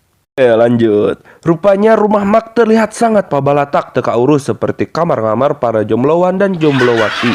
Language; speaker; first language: Indonesian; native; Indonesian